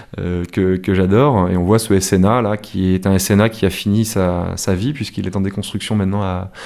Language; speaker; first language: French; native; French